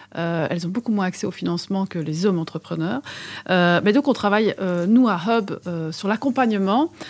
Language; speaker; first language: French; native; French